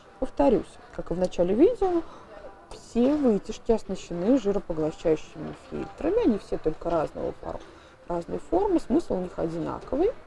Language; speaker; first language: Russian; native; Russian